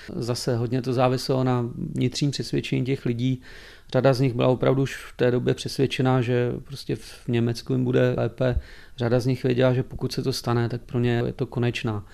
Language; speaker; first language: Czech; native; Czech